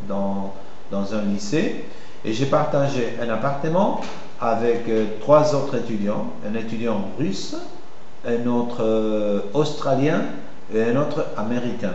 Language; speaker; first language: French; non-native, fluent; Spanish